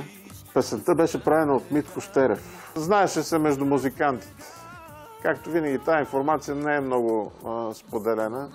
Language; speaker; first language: Bulgarian; native; Bulgarian